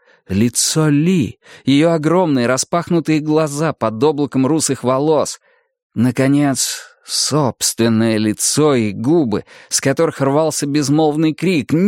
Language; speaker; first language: Russian; native; Russian